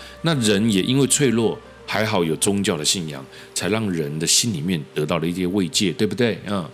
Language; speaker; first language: Chinese; native; Chinese